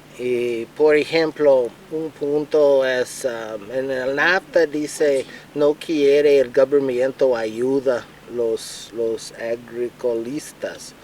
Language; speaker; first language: Spanish; non-native, learner; English